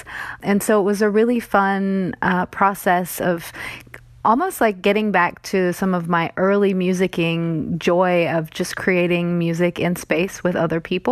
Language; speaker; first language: English; native; English